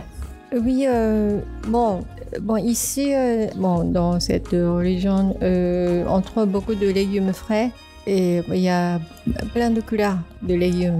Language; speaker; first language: French; non-native, fluent; Japanese